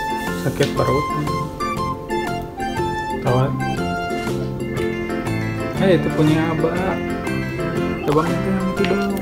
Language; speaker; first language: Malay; non-native, local second language; Sundanese